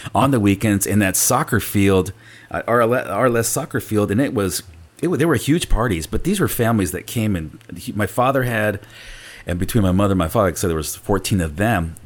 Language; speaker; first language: English; early bilingual, other home language; Spanish